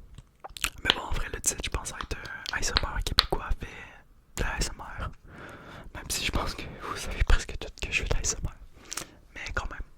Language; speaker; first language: French; native; French